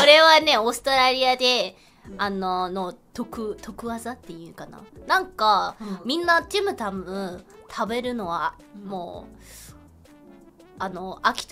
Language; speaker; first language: Japanese; non-native, learner; English